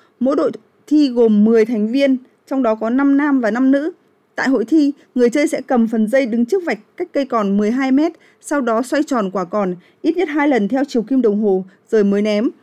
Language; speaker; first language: Vietnamese; native; Vietnamese